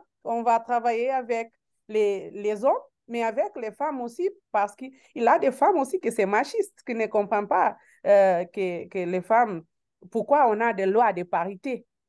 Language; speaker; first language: French; non-native, learner; Portuguese